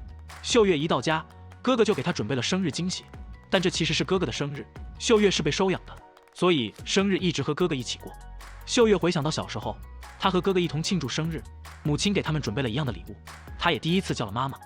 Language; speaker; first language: Chinese; native; Chinese